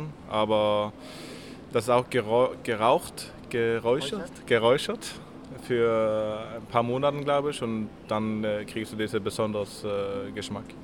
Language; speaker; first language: German; non-native, learner; Norwegian